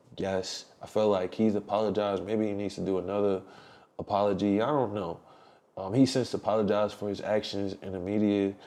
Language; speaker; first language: English; native; English